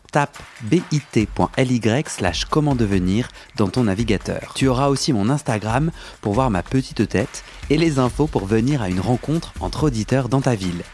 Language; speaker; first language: French; native; French